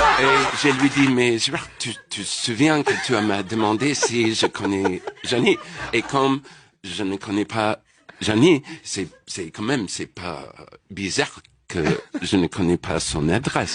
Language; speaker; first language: French; non-native, fluent; English